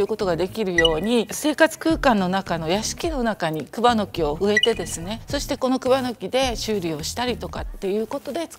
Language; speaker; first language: Japanese; native; Japanese